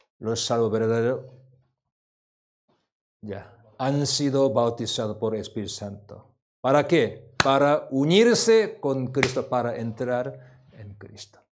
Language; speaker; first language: Spanish; non-native, learner; Korean